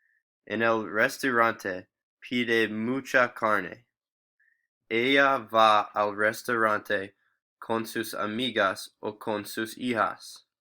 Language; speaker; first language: Spanish; non-native, learner; English